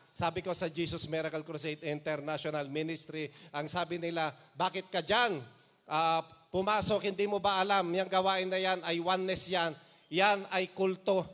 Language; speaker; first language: Filipino; non-native, local second language; Iloko